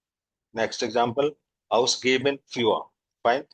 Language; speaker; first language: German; non-native, fluent; Hindi